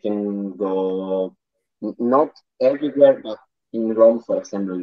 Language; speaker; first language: English; non-native, learner; Italian